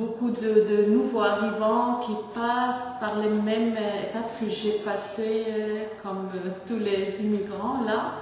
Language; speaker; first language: French; non-native, fluent; Spanish